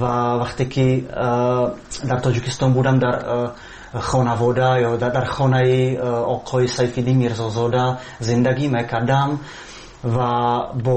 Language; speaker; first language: Persian; non-native, fluent; Czech